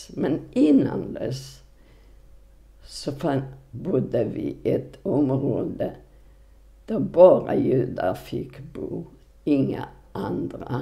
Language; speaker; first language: Swedish; non-native, fluent; Polish